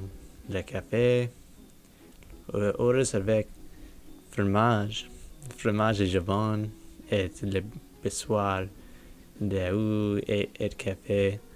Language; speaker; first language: French; non-native, learner; English